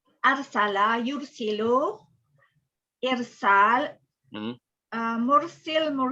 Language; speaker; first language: Arabic; non-native, learner; Malay